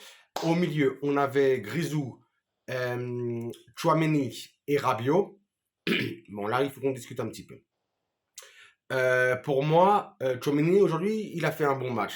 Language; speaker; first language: French; native; French